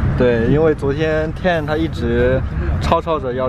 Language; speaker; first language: Chinese; native; Chinese